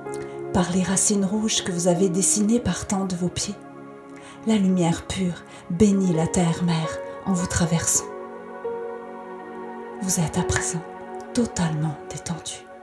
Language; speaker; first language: French; native; French